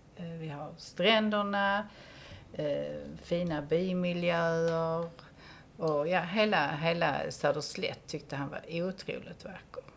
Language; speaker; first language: Swedish; native; Swedish